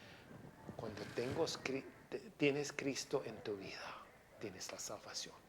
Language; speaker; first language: Spanish; non-native, fluent; English